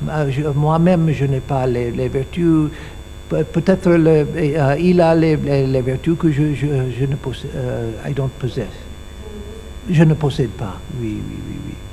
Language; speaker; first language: French; non-native, learner; English